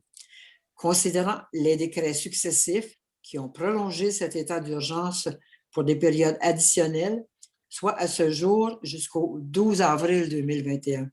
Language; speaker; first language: French; native; French